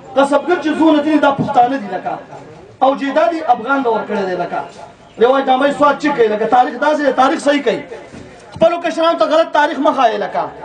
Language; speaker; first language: Pashto; non-native, local second language; Gujari